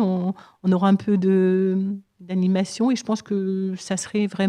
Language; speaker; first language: French; native; French